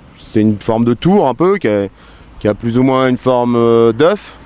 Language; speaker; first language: French; native; French